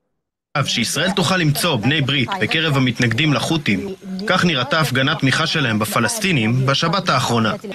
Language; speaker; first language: Hebrew; native; Hebrew